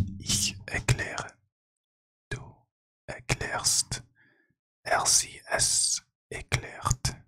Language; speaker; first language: German; non-native, learner; English